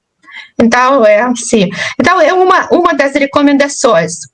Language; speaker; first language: Portuguese; non-native, fluent; Russian